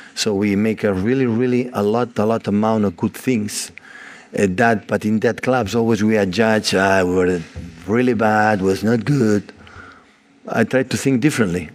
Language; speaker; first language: English; non-native, fluent; Catalan